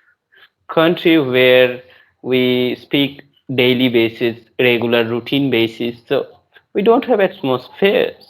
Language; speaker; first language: English; non-native, learner; Bangla